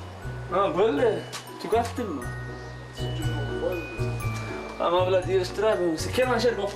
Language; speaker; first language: Korean; non-native, learner; Uzbek